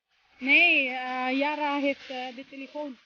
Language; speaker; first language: Dutch; non-native, fluent; Filipino